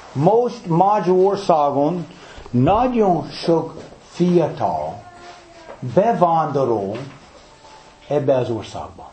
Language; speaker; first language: Hungarian; non-native, fluent; English